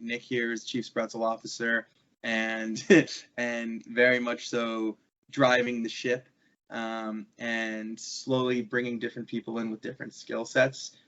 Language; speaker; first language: English; native; English